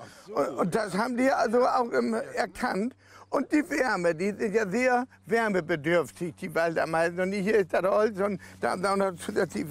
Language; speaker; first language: German; native; German